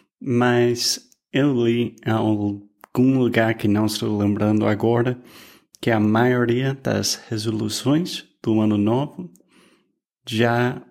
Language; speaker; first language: Portuguese; non-native, fluent; English